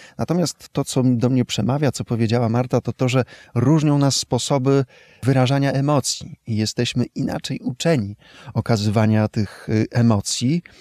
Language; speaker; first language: Polish; native; Polish